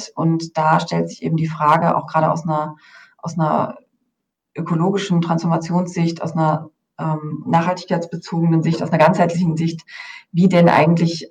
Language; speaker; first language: German; native; German